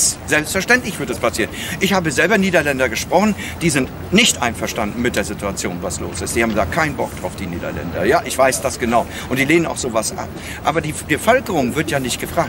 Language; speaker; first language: German; native; German